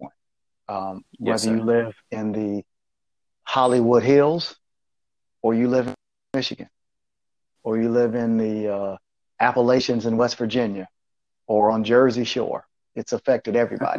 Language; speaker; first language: English; native; English